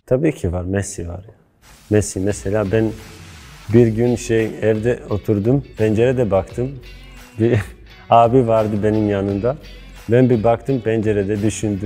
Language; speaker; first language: Turkish; non-native, learner; Bosnian